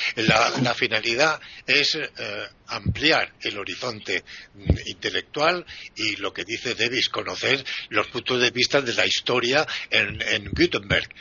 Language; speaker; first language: Spanish; native; Spanish